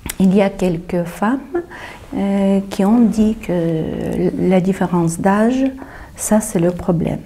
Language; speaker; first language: French; non-native, fluent; Ukrainian